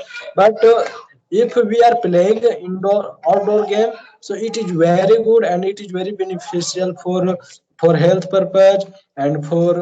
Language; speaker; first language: English; non-native, learner; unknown